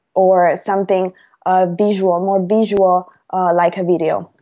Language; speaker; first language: English; non-native, fluent; Italian